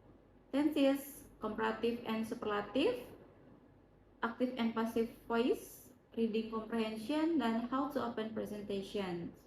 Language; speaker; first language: English; non-native, learner; Indonesian